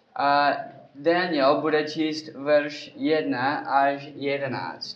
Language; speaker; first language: Czech; non-native, learner; English